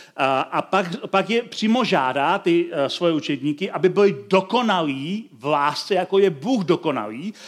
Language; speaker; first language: Czech; native; Czech